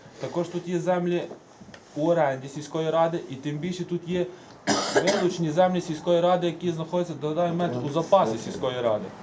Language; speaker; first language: Ukrainian; native; Ukrainian